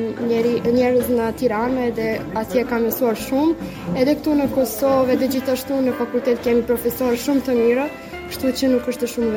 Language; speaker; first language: Albanian; non-native, fluent; Serbian